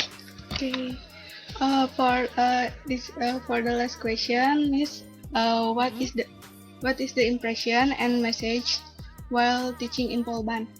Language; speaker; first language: English; non-native, learner; Indonesian